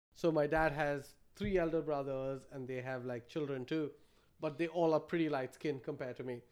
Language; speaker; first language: English; non-native, local second language; Malayalam